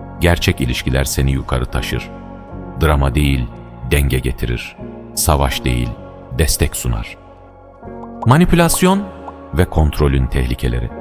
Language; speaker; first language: Turkish; native; Turkish